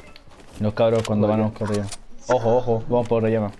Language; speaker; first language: Spanish; native; Spanish